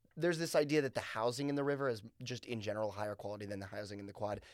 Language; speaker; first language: English; native; English